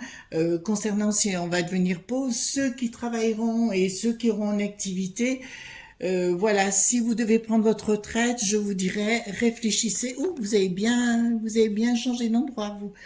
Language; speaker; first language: French; native; French